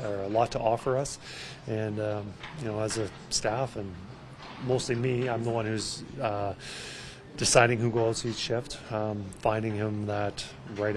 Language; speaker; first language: English; native; English